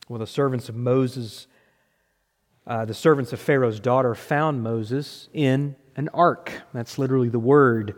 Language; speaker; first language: English; native; English